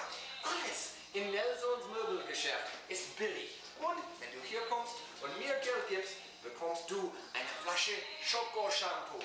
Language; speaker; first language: German; non-native, learner; English